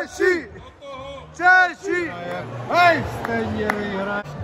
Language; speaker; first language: Czech; non-native, learner; German